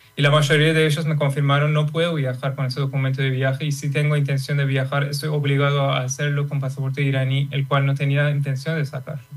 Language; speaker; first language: Spanish; non-native, fluent; Persian